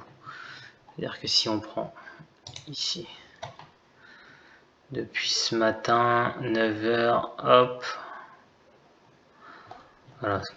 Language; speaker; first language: French; native; French